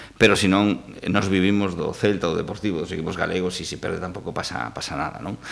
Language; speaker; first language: Galician; native; Galician